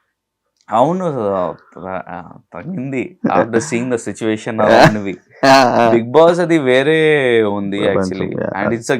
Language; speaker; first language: Telugu; non-native, local second language; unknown